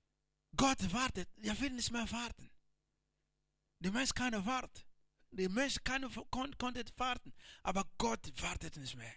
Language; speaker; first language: German; non-native, learner; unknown